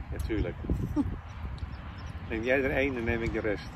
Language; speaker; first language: Dutch; native; Dutch